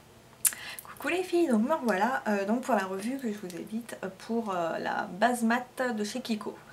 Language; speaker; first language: French; native; French